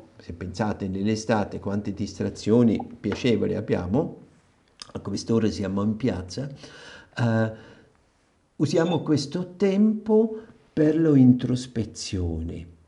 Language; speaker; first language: Italian; non-native, fluent; German